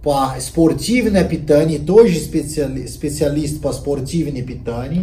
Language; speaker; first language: Russian; non-native, learner; Portuguese